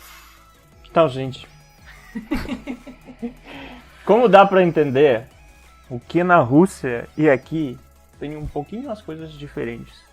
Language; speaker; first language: Portuguese; non-native, fluent; Russian